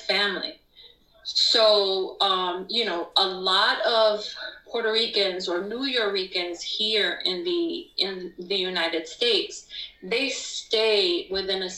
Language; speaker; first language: English; non-native, fluent; Spanish